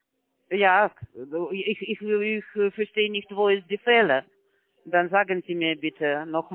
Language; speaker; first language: German; non-native, learner; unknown